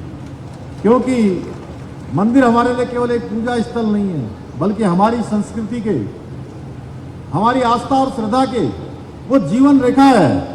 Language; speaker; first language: Hindi; native; Hindi